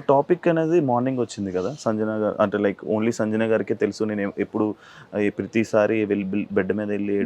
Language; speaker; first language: Telugu; native; Telugu